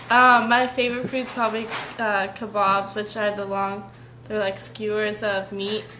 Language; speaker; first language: English; early bilingual, other home language; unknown